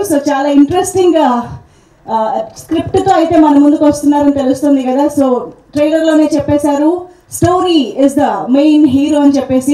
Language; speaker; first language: Telugu; native; Telugu